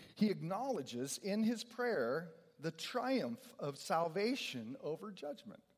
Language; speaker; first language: English; native; English